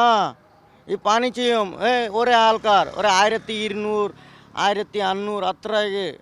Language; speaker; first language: Malayalam; non-native, local second language; Bangla